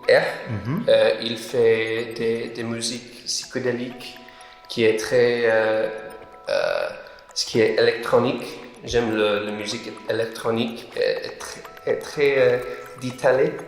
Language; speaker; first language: French; non-native, learner; English